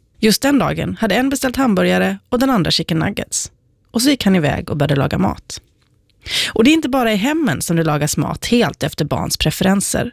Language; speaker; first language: Swedish; native; Swedish